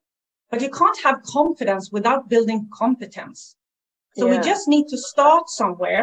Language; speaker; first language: English; non-native, fluent; Swedish